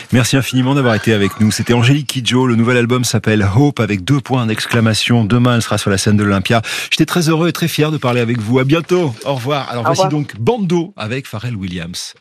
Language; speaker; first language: French; native; French